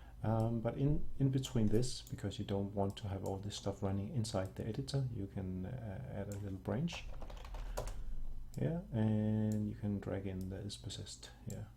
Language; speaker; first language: English; non-native, fluent; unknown